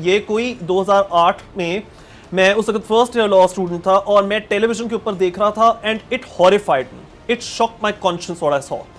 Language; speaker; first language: Hindi; native; Hindi